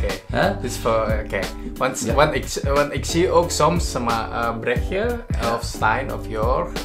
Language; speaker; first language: Dutch; non-native, learner; Indonesian